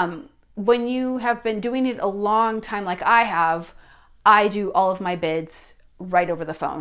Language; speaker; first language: English; native; English